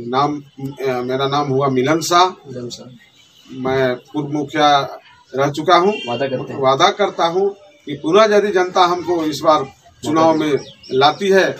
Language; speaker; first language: Hindi; native; Hindi